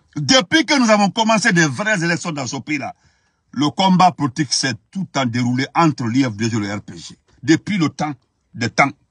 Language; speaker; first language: French; non-native, local second language; Fula